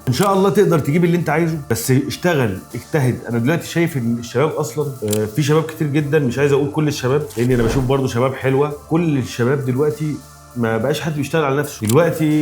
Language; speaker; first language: Arabic; native; Arabic